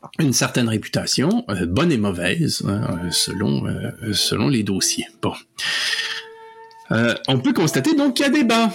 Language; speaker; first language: French; native; French